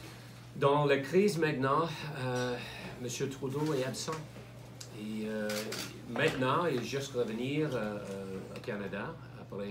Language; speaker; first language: French; non-native, learner; English